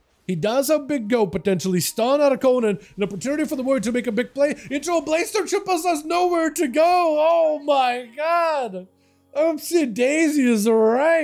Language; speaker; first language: English; native; English